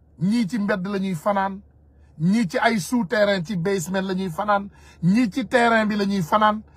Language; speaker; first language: French; non-native, local second language; Wolof